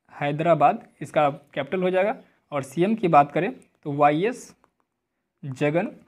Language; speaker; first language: Hindi; native; Hindi